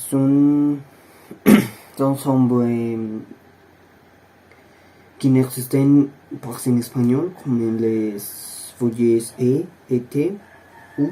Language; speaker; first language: French; non-native, learner; Spanish